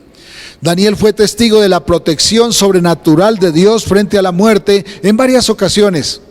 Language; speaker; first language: Spanish; native; Spanish